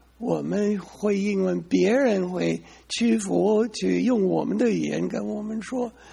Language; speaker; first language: Chinese; non-native, fluent; English